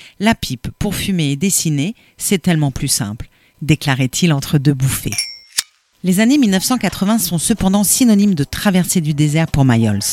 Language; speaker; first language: French; native; French